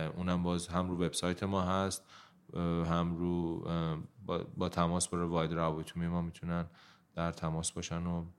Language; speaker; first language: Persian; native; Persian